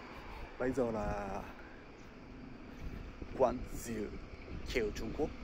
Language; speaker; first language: Vietnamese; non-native, learner; Japanese